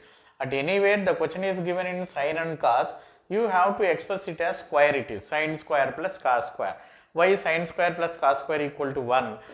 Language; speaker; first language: English; non-native, local second language; Telugu